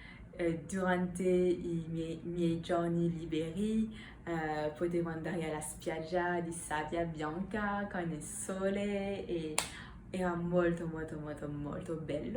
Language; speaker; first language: Italian; non-native, fluent; French